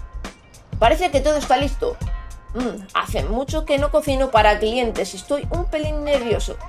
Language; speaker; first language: Spanish; native; Spanish